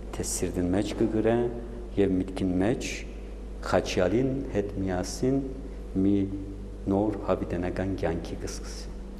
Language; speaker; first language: Armenian; early bilingual, heritage; Armenian